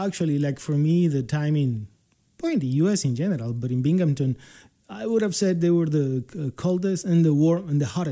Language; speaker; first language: English; non-native, fluent; Spanish